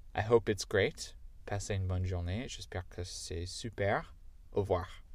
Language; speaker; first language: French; non-native, fluent; English